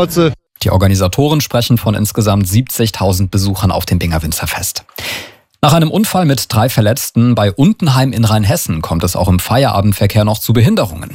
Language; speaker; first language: German; native; German